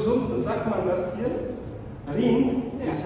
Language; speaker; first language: German; non-native, fluent; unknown